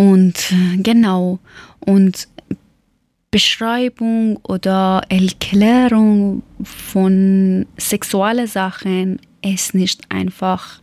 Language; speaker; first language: German; non-native, learner; Persian